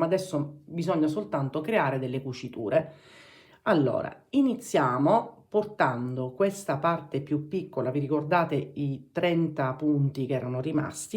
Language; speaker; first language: Italian; native; Italian